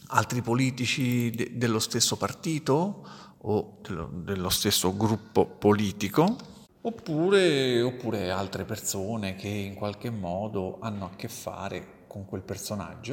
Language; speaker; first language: Italian; native; Italian